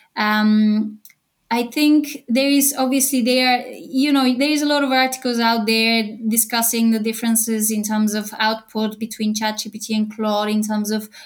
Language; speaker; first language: English; non-native, fluent; Bulgarian